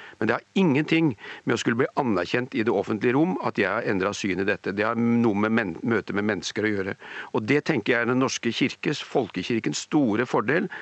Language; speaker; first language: Norwegian; native; Norwegian